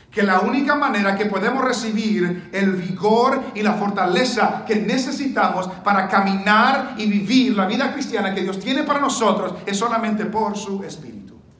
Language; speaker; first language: Spanish; early bilingual, heritage; Spanish